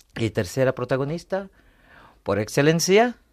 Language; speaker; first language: Spanish; non-native, fluent; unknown